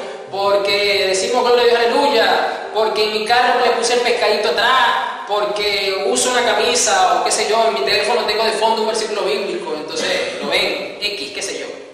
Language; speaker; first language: Spanish; native; Spanish